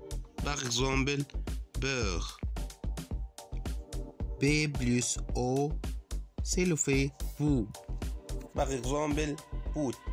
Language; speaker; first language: French; non-native, fluent; Arabic